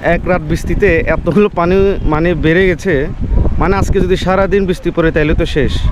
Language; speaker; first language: Bangla; native; Bangla